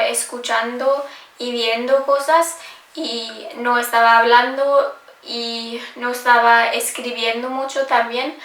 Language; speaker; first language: Spanish; non-native, learner; English